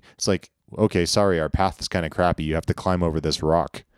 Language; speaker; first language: English; native; English